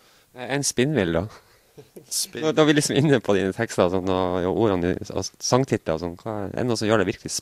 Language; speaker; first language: Norwegian; native; Norwegian